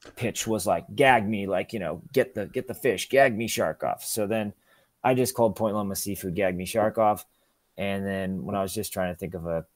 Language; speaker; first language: English; native; English